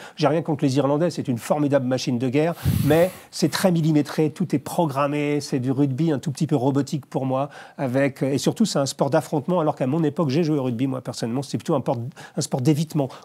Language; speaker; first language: French; native; French